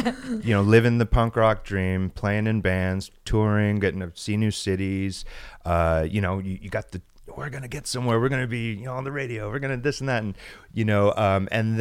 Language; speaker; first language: English; native; English